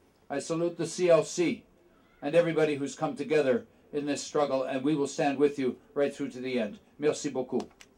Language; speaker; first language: English; native; English